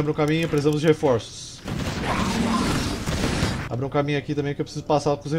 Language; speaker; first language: Portuguese; native; Portuguese